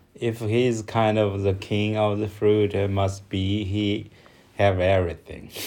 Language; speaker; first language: English; non-native, learner; Chinese